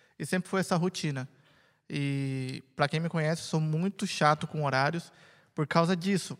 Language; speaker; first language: Portuguese; native; Portuguese